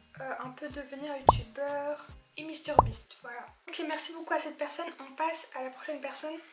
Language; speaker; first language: French; early bilingual, other home language; Polish